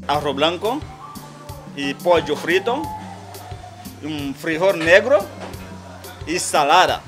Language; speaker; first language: Spanish; non-native, learner; Haitian Creole